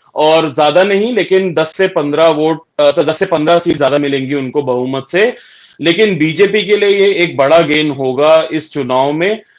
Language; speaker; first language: Hindi; native; Hindi